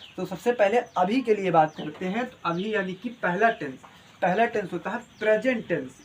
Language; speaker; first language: Hindi; native; Hindi